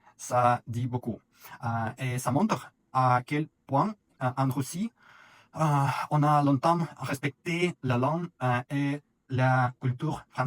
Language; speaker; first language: French; non-native, learner; Russian